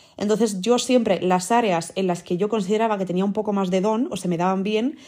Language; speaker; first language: Spanish; early bilingual, other home language; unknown